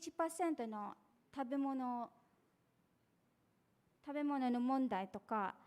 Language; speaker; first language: Japanese; non-native, fluent; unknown